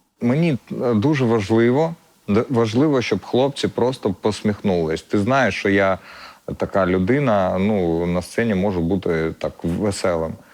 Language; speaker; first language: Ukrainian; non-native, local second language; Russian